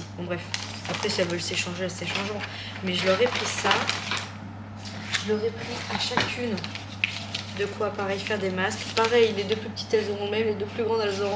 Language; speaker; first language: French; native; French